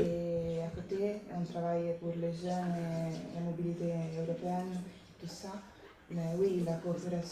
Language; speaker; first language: French; non-native, learner; Italian